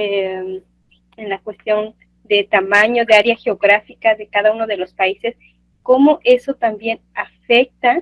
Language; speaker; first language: Spanish; non-native, fluent; Portuguese